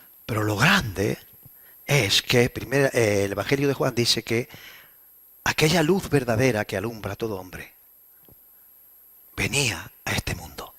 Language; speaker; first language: Spanish; native; Spanish